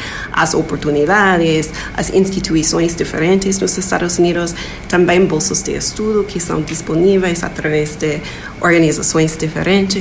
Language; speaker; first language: Portuguese; non-native, fluent; English